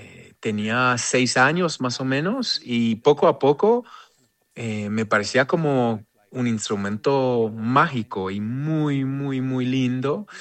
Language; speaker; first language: Spanish; non-native, fluent; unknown